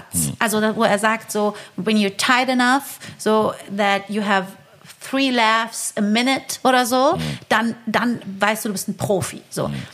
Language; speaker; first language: German; early bilingual, other home language; Persian